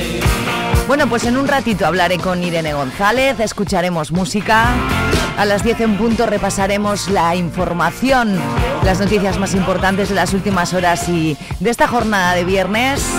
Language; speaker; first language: Spanish; native; Spanish